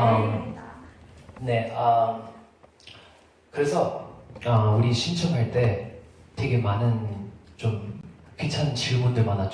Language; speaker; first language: Korean; non-native, fluent; English